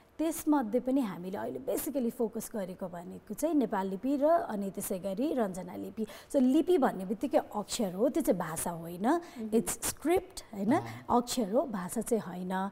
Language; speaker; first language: Nepali; non-native, local second language; Newari